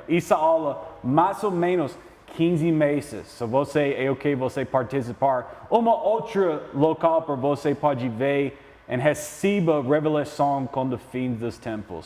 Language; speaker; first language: Portuguese; non-native, learner; English